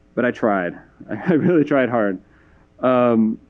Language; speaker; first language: English; native; English